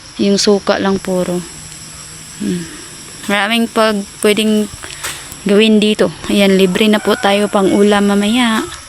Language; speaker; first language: Filipino; non-native, local second language; Cebuano